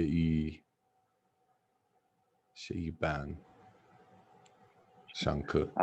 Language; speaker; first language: Chinese; non-native, learner; English